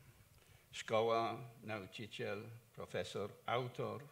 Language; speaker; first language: Polish; non-native, fluent; English